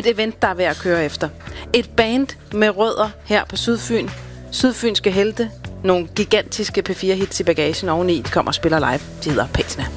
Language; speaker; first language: Danish; native; Danish